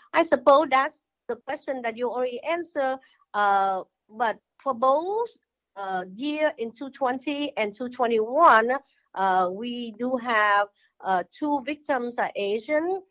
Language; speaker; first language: English; non-native, fluent; Vietnamese